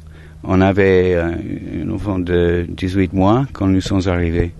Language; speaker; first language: French; non-native, fluent; English